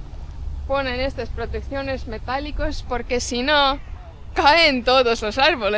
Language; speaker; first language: Spanish; non-native, fluent; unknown